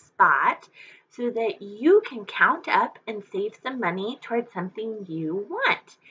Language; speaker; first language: English; native; English